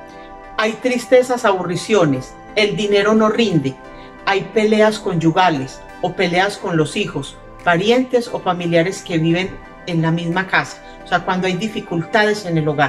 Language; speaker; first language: Spanish; native; Spanish